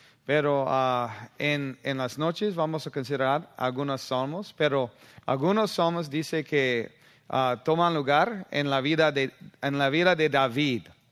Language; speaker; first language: Spanish; non-native, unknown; English